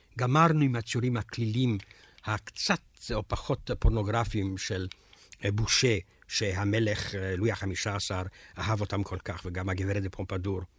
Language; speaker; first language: Hebrew; non-native, fluent; Romanian